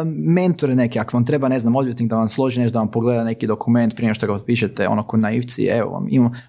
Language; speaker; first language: Croatian; native; Croatian